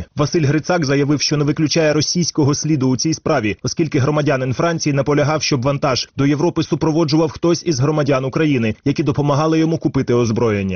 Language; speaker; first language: Ukrainian; native; Ukrainian